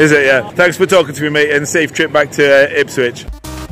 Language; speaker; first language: English; native; English